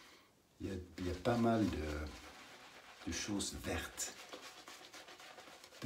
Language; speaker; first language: French; non-native, learner; English